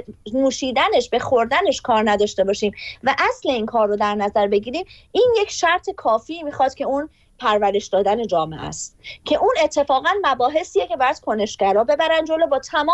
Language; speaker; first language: Persian; native; Persian